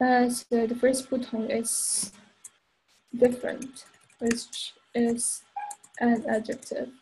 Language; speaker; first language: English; non-native, fluent; Chinese